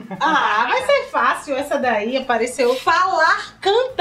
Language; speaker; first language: Portuguese; native; Portuguese